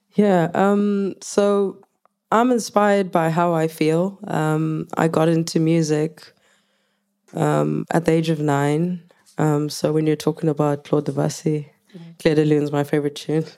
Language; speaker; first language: English; non-native, local second language; Zulu